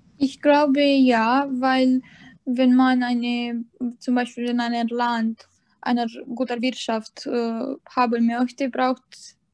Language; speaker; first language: German; non-native, fluent; Romanian